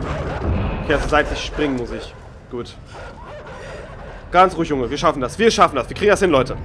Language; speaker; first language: German; native; German